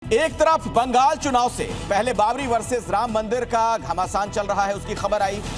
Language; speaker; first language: Hindi; native; Hindi